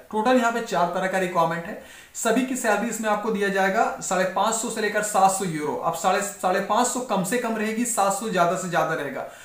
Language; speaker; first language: Hindi; native; Hindi